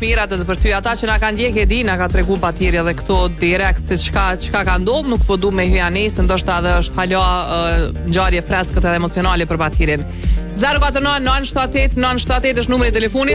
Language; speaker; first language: Albanian; native; Albanian